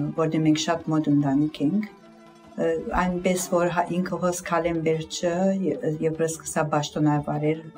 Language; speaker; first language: Armenian; early bilingual, heritage; Armenian